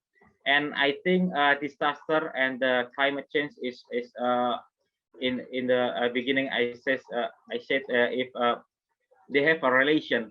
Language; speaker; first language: English; non-native, fluent; Indonesian